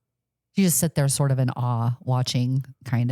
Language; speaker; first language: English; native; English